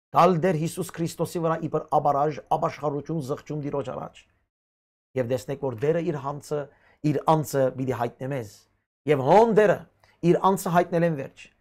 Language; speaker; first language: Armenian; native; Armenian